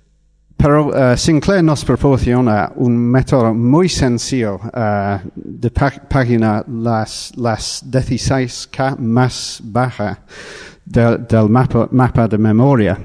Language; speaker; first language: Spanish; non-native, fluent; English